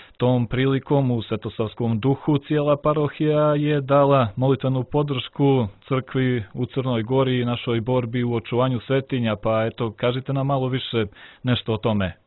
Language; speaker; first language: Serbian; native; Serbian